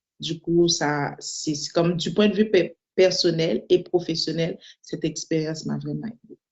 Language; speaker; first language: French; non-native, local second language; Haitian Creole